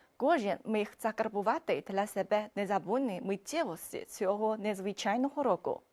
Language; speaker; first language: Ukrainian; non-native, fluent; Chinese